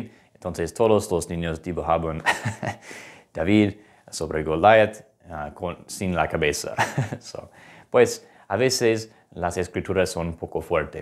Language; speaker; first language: Spanish; non-native, fluent; English